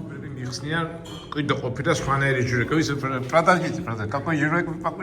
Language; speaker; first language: Russian; non-native, fluent; Georgian